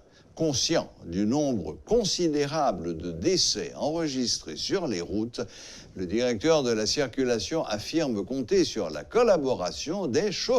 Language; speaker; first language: French; non-native, local second language; Haitian Creole